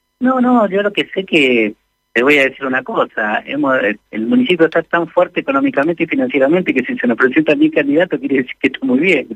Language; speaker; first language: Spanish; native; Spanish